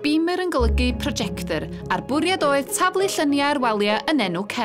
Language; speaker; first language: Welsh; native; Welsh